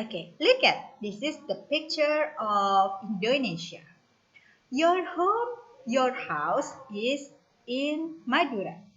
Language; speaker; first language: English; non-native, learner; Indonesian